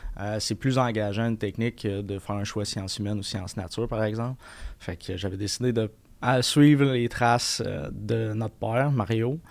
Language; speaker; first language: French; native; French